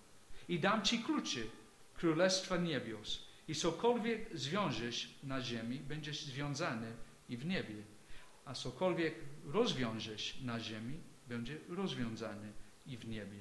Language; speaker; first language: Polish; non-native, fluent; English